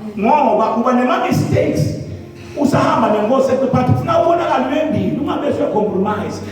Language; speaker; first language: Zulu; non-native, local second language; Swati